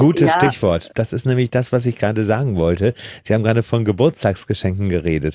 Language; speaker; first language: German; native; German